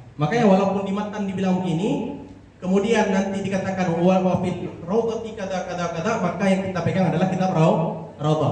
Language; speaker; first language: Indonesian; non-native, local second language; Achinese